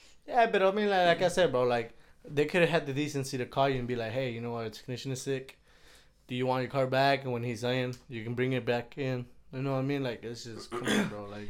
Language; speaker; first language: English; early bilingual, other home language; Spanish